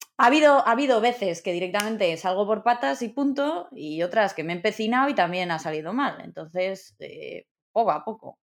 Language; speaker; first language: Spanish; native; Spanish